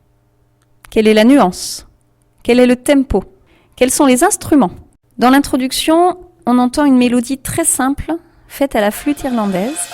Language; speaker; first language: French; native; French